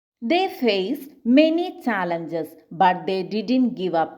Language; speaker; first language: English; non-native, local second language; Malayalam